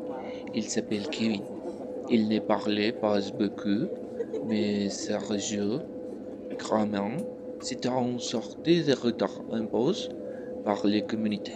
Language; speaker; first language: French; non-native, learner; Spanish